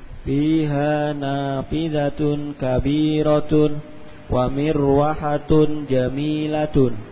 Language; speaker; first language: Arabic; non-native, learner; Indonesian